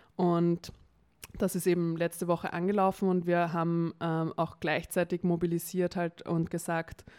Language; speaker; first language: German; native; German